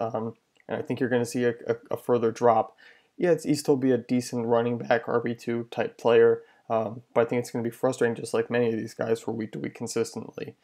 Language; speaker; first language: English; native; English